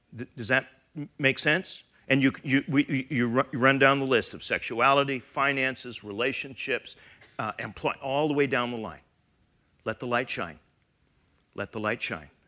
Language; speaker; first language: English; native; English